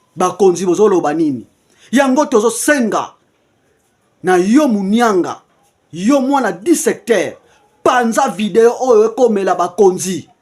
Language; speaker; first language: Lingala; non-native, local second language; Kongo